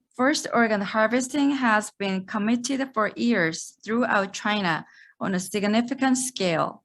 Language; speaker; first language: English; non-native, fluent; Korean